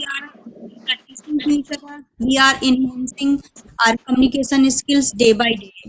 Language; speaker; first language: English; non-native, learner; Hindi